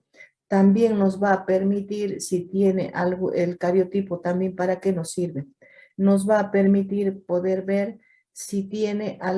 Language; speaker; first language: Spanish; native; Spanish